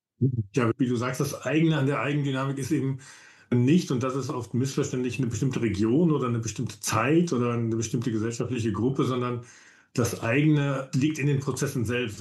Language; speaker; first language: German; native; German